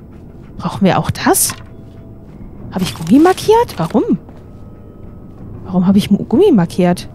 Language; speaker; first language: German; native; German